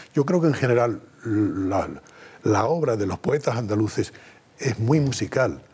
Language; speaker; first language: Spanish; native; Spanish